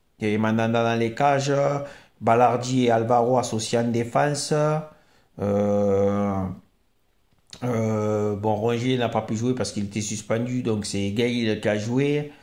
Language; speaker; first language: French; native; French